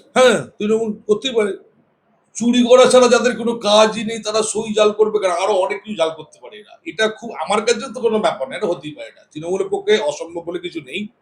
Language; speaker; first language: Bangla; native; Bangla